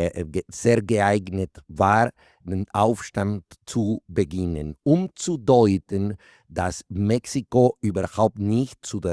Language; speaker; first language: German; non-native, fluent; Spanish